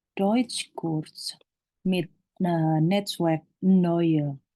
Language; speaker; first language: German; non-native, learner; Indonesian